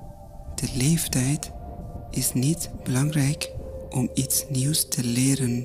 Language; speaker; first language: Dutch; non-native, fluent; Persian